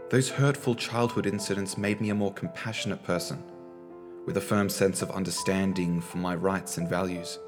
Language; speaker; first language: English; native; English